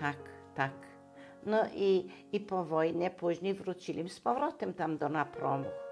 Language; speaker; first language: Polish; non-native, local second language; German